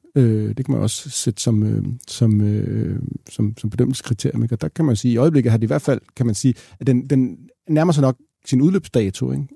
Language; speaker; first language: Danish; native; Danish